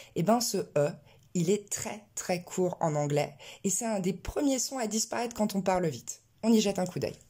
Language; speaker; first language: French; native; French